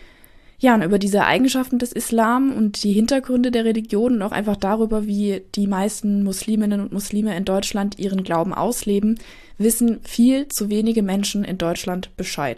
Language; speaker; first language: German; native; German